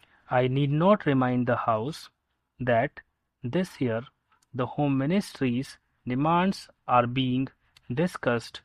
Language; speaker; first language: English; non-native, local second language; Hindi